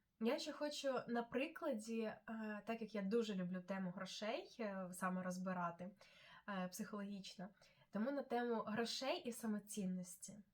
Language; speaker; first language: Ukrainian; non-native, local second language; Russian